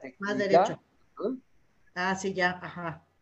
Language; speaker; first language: Spanish; non-native, learner; French